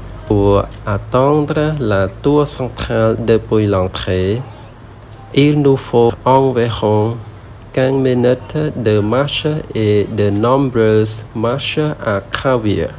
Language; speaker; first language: French; non-native, learner; Khmer